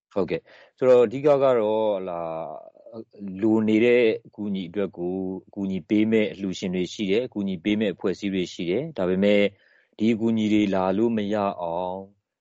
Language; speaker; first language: Burmese; native; Burmese